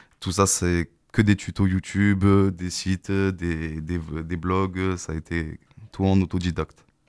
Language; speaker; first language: French; native; French